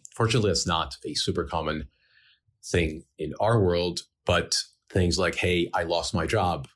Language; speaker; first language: English; early bilingual, other home language; Ukrainian